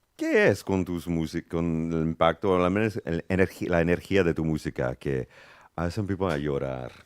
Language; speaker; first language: Spanish; non-native, learner; English